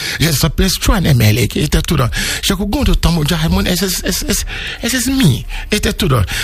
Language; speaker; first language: Hungarian; non-native, fluent; Yoruba